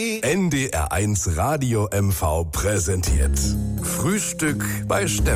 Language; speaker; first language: German; native; German